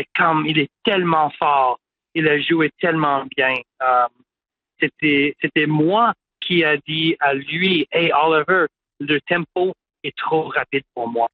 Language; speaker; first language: French; non-native, local second language; English